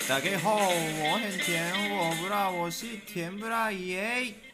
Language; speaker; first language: Chinese; non-native, learner; Japanese